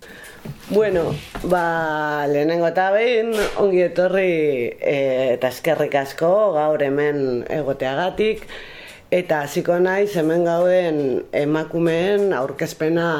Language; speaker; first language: Basque; non-native, local second language; Spanish